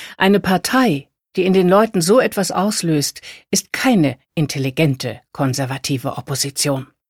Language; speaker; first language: German; native; German